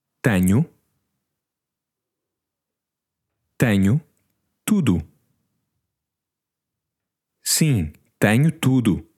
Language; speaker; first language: Portuguese; non-native, learner; English